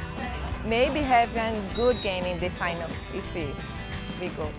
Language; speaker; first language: English; non-native, learner; Portuguese